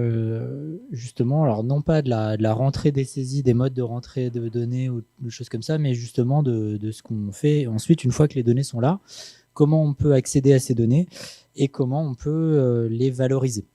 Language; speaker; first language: French; native; French